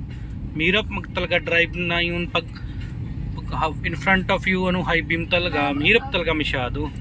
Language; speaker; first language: Filipino; non-native, learner; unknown